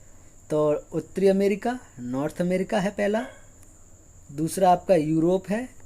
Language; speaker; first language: Hindi; native; Hindi